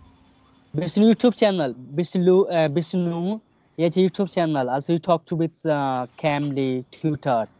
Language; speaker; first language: English; non-native, learner; Hindi